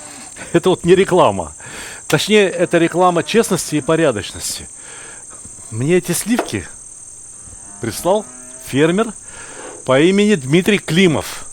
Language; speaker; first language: Russian; native; Russian